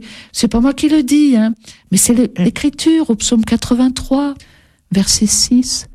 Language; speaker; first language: French; native; French